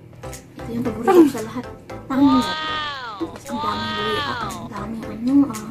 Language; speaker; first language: Filipino; non-native, local second language; Cebuano